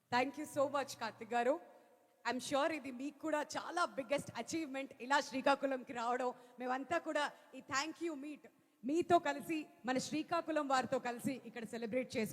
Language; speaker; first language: Telugu; native; Telugu